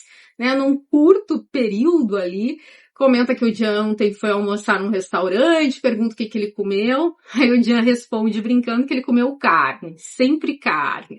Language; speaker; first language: Portuguese; native; Portuguese